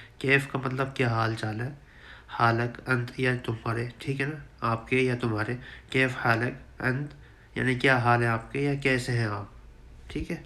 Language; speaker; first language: Urdu; native; Urdu